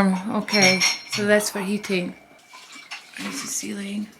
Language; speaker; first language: English; native; English